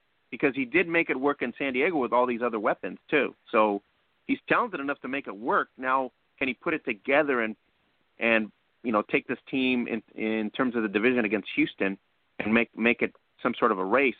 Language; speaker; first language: English; early bilingual, other home language; Spanish